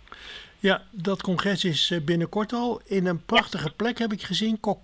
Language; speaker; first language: Dutch; native; Dutch